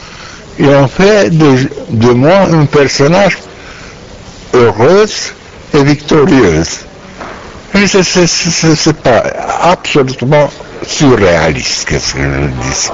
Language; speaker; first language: French; non-native, learner; Romanian